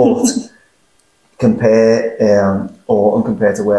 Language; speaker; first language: English; native; English